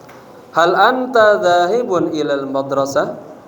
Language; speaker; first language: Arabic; non-native, fluent; Indonesian